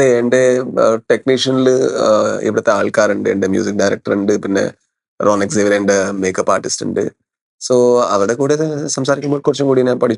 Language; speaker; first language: Malayalam; non-native, learner; Kannada